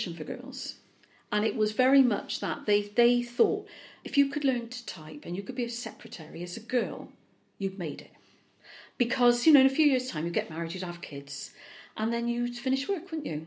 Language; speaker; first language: English; native; English